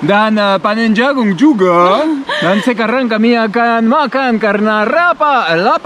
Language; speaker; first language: Indonesian; non-native, learner; French